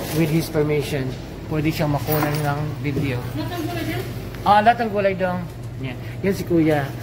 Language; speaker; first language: Filipino; non-native, local second language; Cebuano